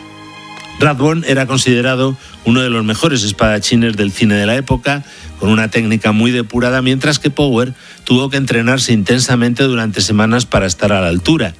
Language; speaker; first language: Spanish; native; Spanish